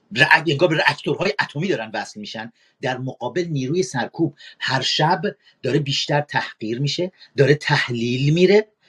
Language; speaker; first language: Persian; native; Persian